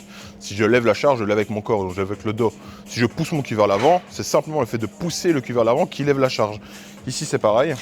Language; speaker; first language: French; native; French